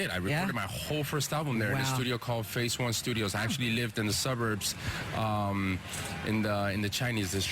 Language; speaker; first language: English; early bilingual, other home language; Spanish